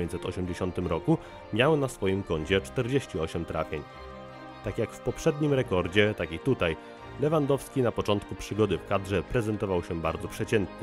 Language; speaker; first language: Polish; native; Polish